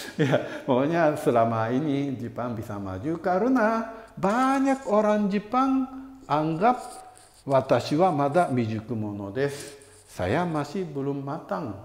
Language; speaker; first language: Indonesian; non-native, fluent; Japanese